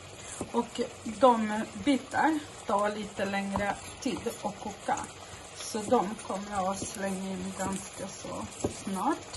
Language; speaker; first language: Swedish; non-native, fluent; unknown